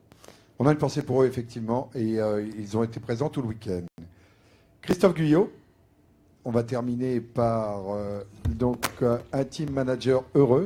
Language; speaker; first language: French; native; French